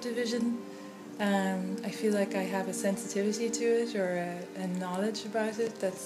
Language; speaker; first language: English; native; English